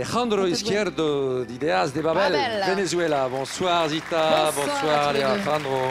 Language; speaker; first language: French; native; French